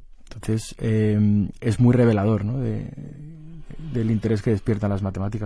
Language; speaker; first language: Spanish; native; Spanish